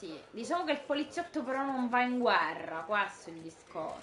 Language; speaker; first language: Italian; native; Italian